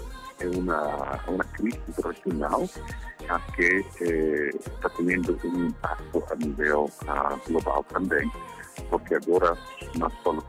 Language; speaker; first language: Portuguese; non-native, fluent; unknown